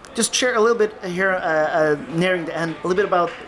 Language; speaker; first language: English; non-native, fluent; Norwegian